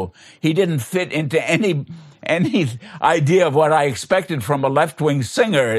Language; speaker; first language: English; native; English